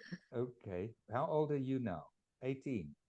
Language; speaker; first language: English; non-native, fluent; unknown